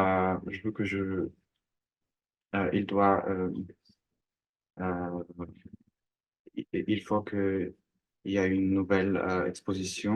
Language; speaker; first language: French; non-native, learner; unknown